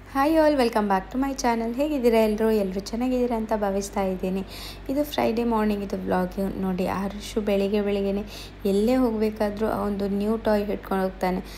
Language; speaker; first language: Kannada; non-native, local second language; Tulu